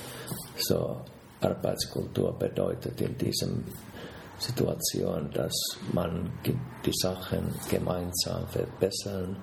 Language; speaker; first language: German; non-native, fluent; Finnish